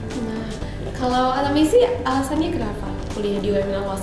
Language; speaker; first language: Indonesian; native; Indonesian